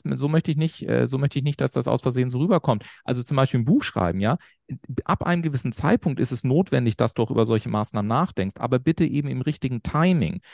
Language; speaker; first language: German; native; German